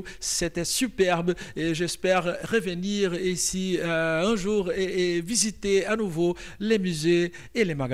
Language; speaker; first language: French; non-native, fluent; Portuguese